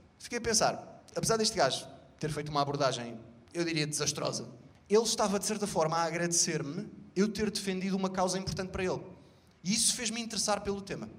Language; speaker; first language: Portuguese; native; Portuguese